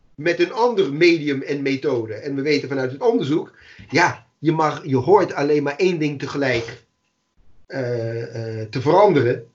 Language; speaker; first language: Dutch; non-native, fluent; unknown